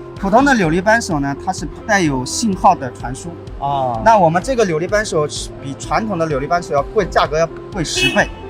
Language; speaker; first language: Chinese; native; Chinese